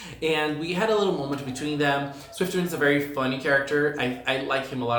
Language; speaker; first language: English; non-native, fluent; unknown